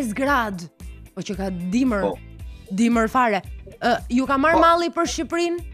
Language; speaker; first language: Albanian; native; Albanian